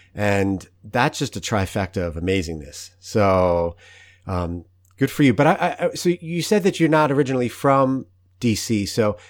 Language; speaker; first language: English; native; English